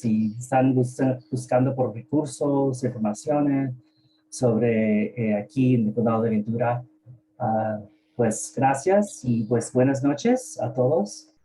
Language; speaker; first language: Spanish; early bilingual, heritage; Spanish